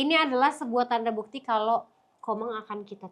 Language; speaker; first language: Indonesian; native; Indonesian